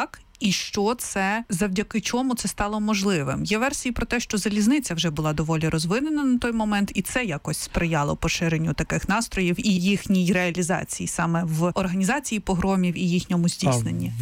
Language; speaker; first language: Ukrainian; native; Ukrainian